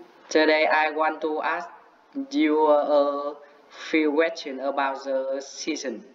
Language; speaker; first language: English; non-native, learner; Vietnamese